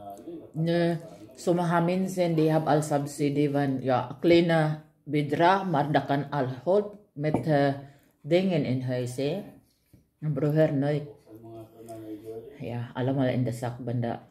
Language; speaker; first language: Dutch; non-native, learner; Filipino